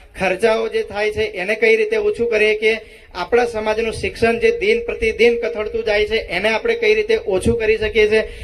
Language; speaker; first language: Gujarati; non-native, local second language; Rathawi